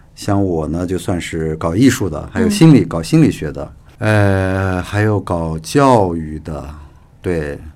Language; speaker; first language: Chinese; native; Chinese